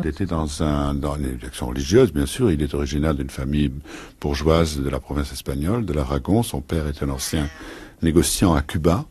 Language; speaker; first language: French; native; French